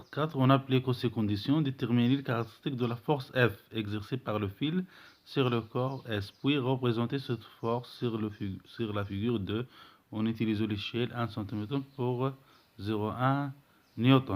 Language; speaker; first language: French; non-native, local second language; Arabic